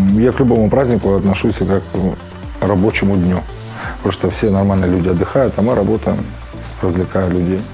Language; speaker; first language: Russian; native; Russian